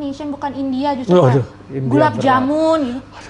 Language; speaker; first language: Indonesian; native; Indonesian